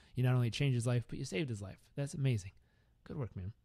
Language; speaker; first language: English; native; English